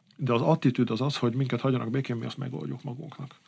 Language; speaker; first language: Hungarian; native; Hungarian